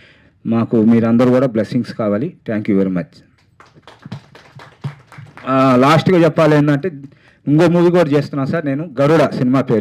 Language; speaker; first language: Telugu; native; Telugu